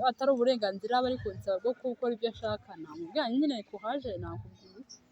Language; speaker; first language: Kinyarwanda; native; Kinyarwanda